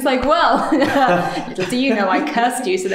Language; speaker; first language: English; native; English